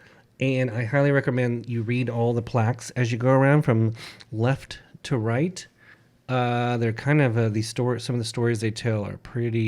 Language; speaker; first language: English; native; English